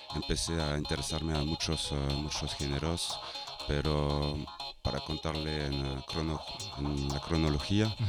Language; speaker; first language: Spanish; non-native, fluent; French